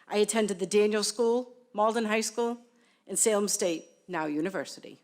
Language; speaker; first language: English; native; English